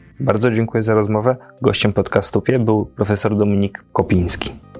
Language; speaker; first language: Polish; native; Polish